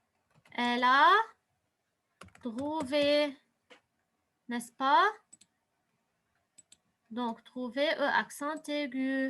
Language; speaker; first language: French; non-native, fluent; Arabic